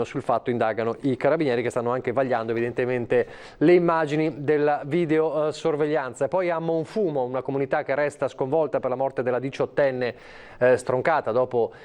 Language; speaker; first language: Italian; native; Italian